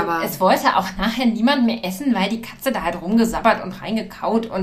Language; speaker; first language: German; native; German